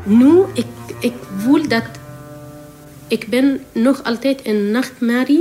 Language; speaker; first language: Dutch; non-native, learner; Arabic